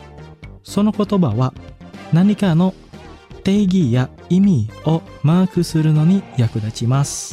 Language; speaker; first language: Japanese; non-native, fluent; Indonesian